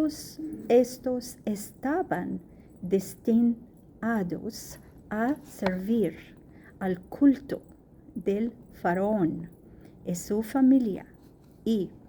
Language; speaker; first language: Spanish; non-native, learner; Arabic